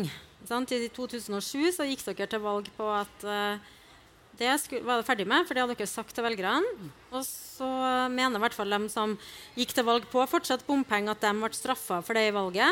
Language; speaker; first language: Norwegian; native; Norwegian